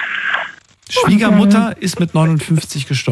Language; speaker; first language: German; native; German